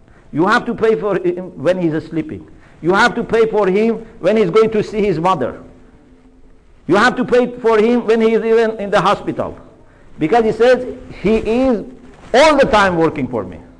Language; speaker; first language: English; non-native, fluent; Persian